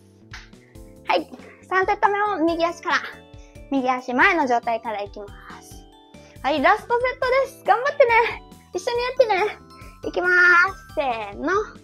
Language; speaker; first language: Japanese; native; Japanese